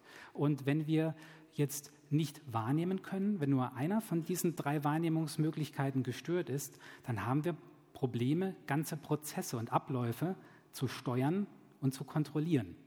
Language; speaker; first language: German; native; German